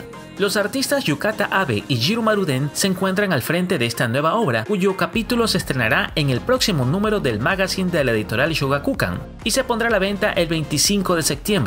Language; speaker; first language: Spanish; native; Spanish